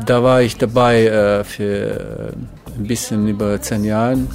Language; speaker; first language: German; non-native, fluent; Croatian